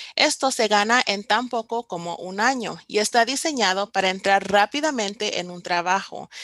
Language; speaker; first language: Spanish; early bilingual, heritage; Spanish